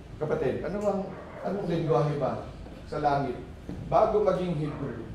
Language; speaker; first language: Filipino; non-native, local second language; Iloko